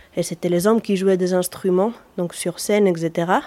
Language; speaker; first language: French; non-native, fluent; Spanish